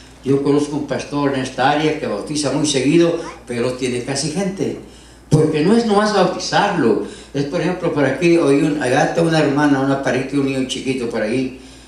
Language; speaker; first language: Spanish; native; Spanish